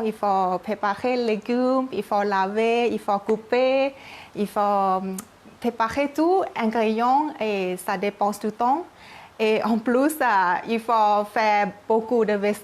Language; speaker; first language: French; non-native, learner; Thai